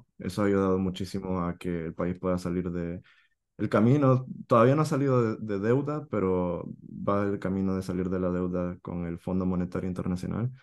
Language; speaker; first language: Spanish; native; Spanish